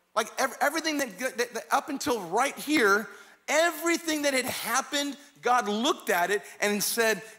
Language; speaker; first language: English; native; English